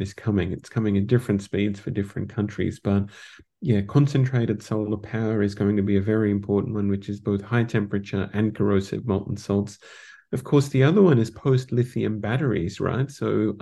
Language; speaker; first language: English; native; English